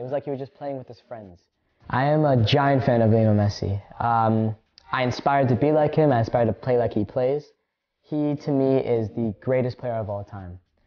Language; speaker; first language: English; early bilingual, other home language; Hindi